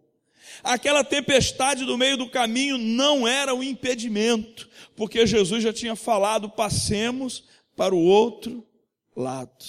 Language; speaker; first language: Portuguese; native; Portuguese